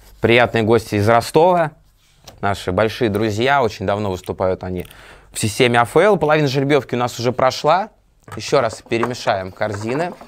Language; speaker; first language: Russian; native; Russian